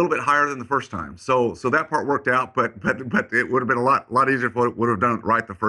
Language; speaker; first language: English; native; English